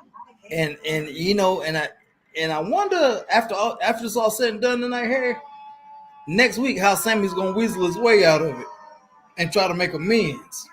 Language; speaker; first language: English; native; English